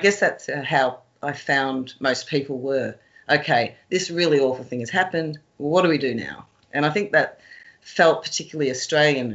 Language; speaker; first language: English; native; English